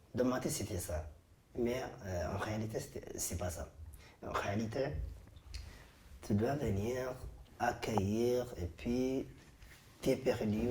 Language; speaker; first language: French; non-native, fluent; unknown